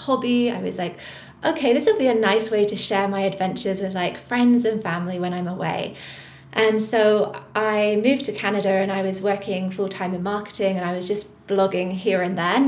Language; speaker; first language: English; native; English